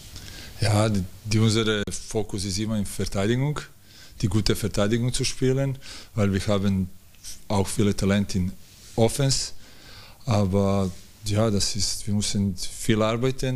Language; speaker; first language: German; non-native, learner; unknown